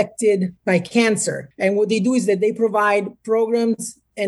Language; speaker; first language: English; non-native, fluent; Italian